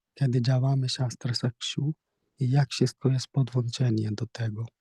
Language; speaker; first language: Polish; non-native, learner; Hindi